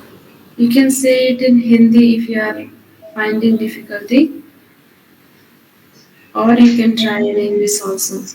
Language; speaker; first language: English; non-native, local second language; Hindi